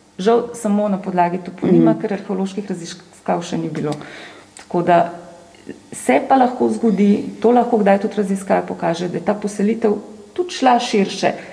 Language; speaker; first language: Slovenian; native; Slovenian